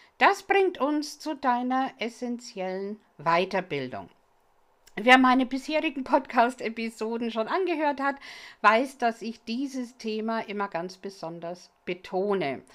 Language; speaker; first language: German; non-native, fluent; English